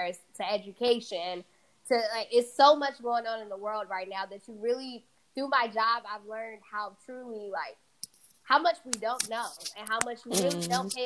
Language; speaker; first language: English; early bilingual, other home language; Fula